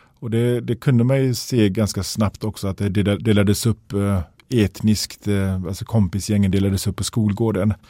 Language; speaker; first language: Swedish; early bilingual, other home language; Persian